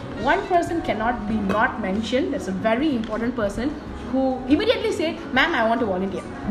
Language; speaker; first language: English; non-native, local second language; Tamil